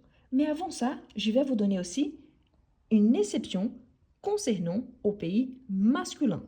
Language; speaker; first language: French; non-native, fluent; Portuguese